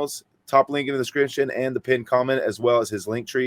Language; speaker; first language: English; native; English